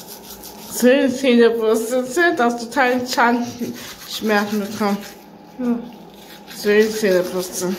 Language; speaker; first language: German; early bilingual, other home language; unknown